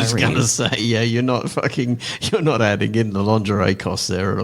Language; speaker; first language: English; native; English